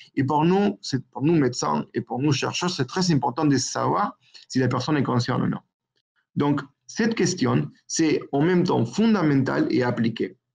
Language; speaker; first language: French; non-native, fluent; Spanish